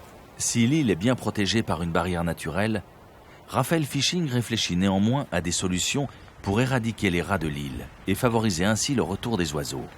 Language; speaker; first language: French; native; French